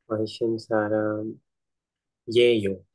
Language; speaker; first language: Korean; non-native, learner; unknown